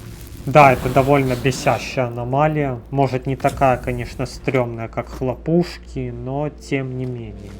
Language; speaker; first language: Russian; native; Russian